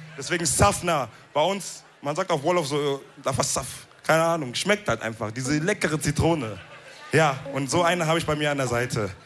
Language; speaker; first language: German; native; German